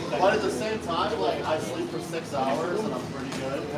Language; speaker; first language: English; native; English